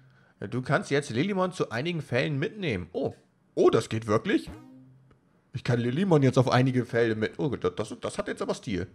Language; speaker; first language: German; native; German